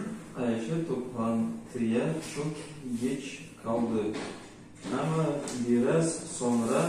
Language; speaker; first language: Turkish; non-native, learner; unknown